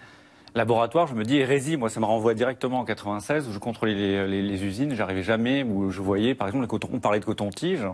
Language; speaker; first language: French; native; French